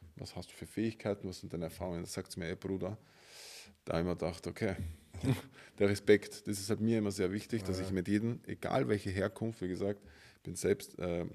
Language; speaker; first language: German; native; German